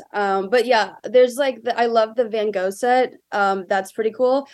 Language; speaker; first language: English; native; English